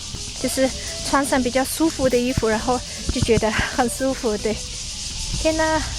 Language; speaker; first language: Chinese; non-native, fluent; Mongolian